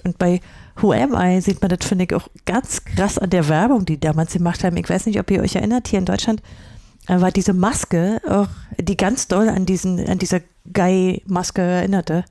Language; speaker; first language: German; native; German